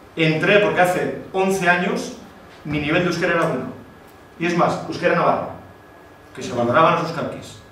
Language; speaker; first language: Spanish; early bilingual, other home language; Basque